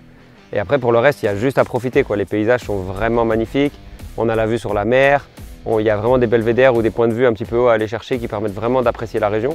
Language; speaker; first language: French; native; French